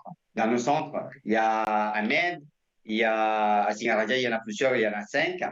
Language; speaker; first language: French; non-native, fluent; Indonesian